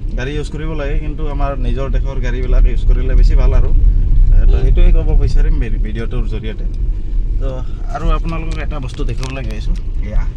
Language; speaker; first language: Assamese; native; Assamese